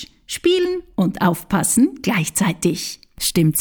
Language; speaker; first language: German; native; German